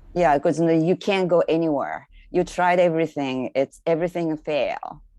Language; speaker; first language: English; non-native, learner; Japanese